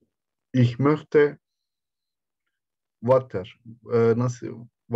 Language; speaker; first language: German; non-native, learner; Turkish